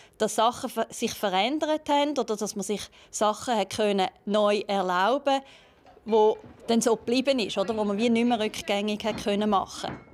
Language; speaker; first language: German; native; German